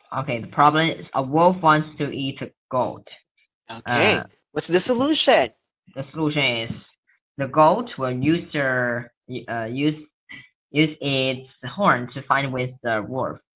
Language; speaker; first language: English; non-native, learner; Chinese